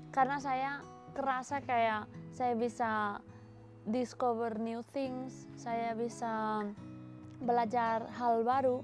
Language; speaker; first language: Indonesian; non-native, fluent; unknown